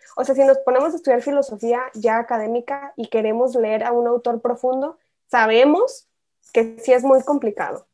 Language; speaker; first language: Spanish; native; Spanish